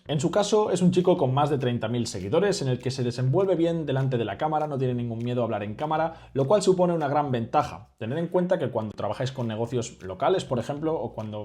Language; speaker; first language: Spanish; native; Spanish